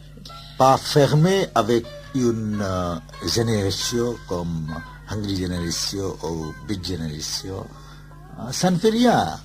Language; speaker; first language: French; non-native, fluent; Bangla